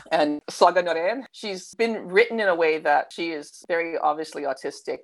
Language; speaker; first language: English; native; English